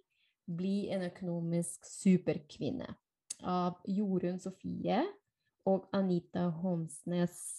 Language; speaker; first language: Norwegian; non-native, fluent; Spanish